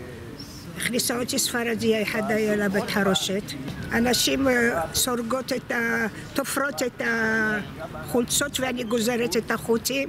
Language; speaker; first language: Hebrew; non-native, fluent; Arabic